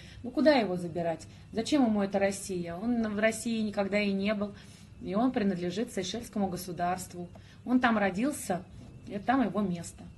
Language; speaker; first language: Russian; native; Russian